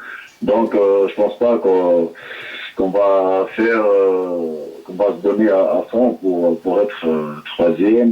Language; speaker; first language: French; non-native, local second language; Arabic